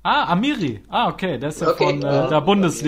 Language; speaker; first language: German; native; German